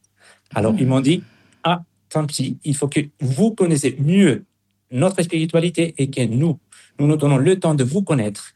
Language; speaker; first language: French; non-native, fluent; Spanish